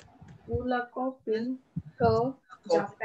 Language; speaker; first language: French; non-native, learner; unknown